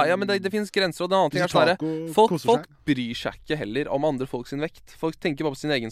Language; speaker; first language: Norwegian; native; Norwegian